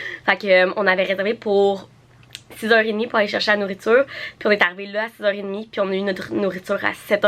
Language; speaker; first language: French; native; French